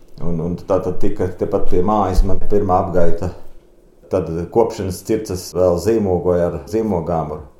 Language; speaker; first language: Latvian; native; Latvian